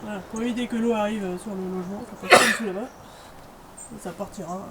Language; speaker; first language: French; native; French